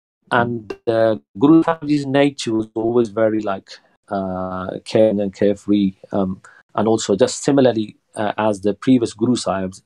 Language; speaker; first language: English; early bilingual, other home language; Punjabi